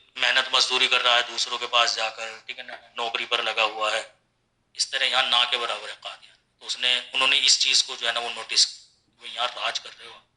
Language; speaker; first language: Urdu; native; Urdu